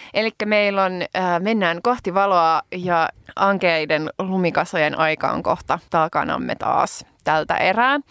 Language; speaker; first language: Finnish; native; Finnish